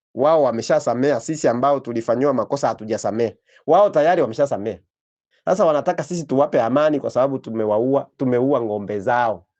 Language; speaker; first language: Swahili; native; Swahili